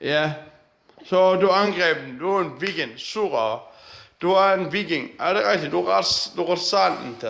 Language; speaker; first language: Danish; non-native, learner; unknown